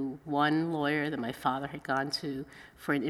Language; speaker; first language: English; early bilingual, other home language; Cantonese